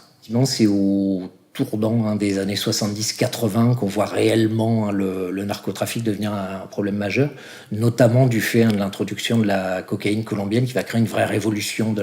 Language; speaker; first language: French; native; French